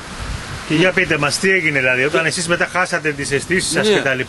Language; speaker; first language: Greek; native; Greek